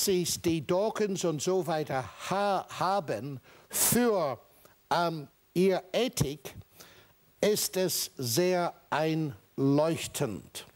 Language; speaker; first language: German; non-native, fluent; English